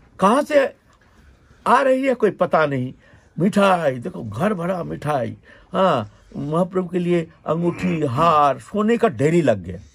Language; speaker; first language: Hindi; non-native, local second language; Bangla